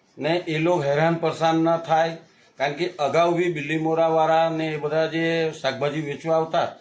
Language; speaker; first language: Gujarati; non-native, local second language; Hindi